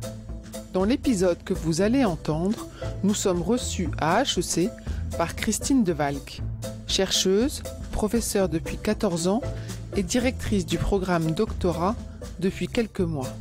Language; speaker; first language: French; native; French